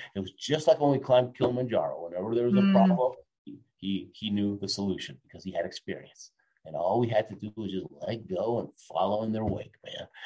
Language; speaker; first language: English; early bilingual, other home language; Spanish